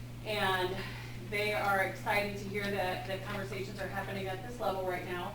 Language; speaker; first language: English; native; English